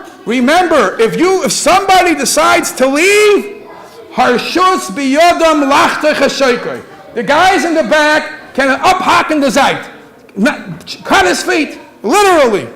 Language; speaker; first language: English; native; English